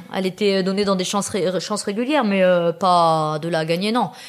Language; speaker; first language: French; native; French